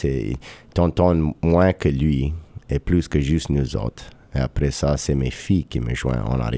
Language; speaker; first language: French; non-native, local second language; English